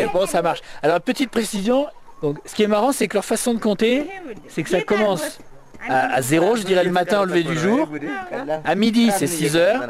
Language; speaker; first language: French; native; French